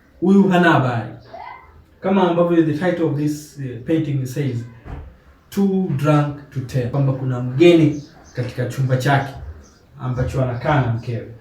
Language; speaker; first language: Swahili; native; Swahili